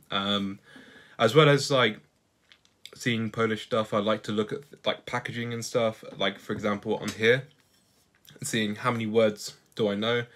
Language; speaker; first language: English; native; English